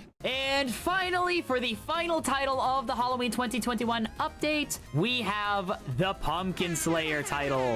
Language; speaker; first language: English; native; English